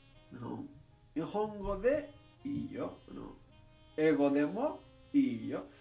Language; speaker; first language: Japanese; non-native, learner; English